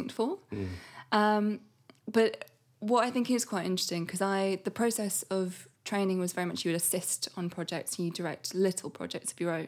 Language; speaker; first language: English; native; English